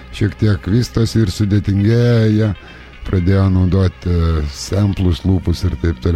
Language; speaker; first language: Lithuanian; native; Lithuanian